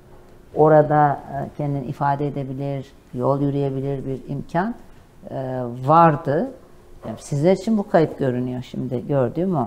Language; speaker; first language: Turkish; native; Turkish